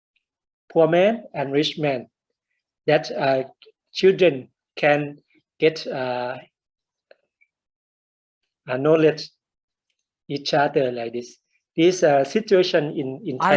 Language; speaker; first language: English; non-native, learner; Thai